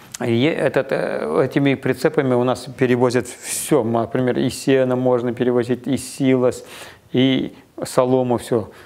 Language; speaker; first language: Russian; non-native, local second language; Kazakh